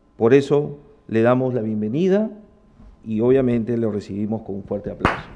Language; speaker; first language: Spanish; native; Spanish